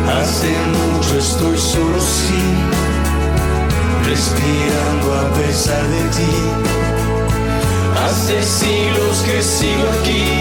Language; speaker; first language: Spanish; non-native, fluent; English